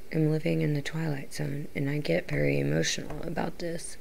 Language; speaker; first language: English; native; English